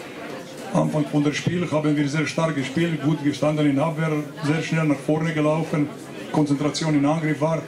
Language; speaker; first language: German; non-native, fluent; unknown